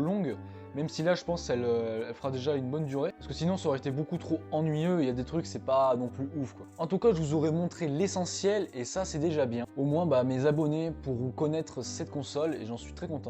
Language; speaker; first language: French; native; French